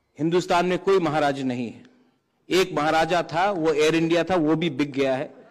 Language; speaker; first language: Hindi; non-native, local second language; Kok Borok